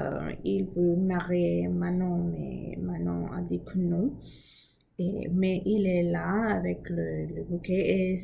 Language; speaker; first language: French; non-native, learner; English